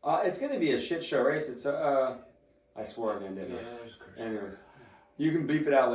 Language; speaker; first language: English; native; English